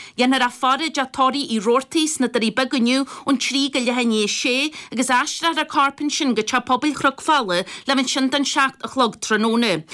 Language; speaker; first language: Irish; native; Irish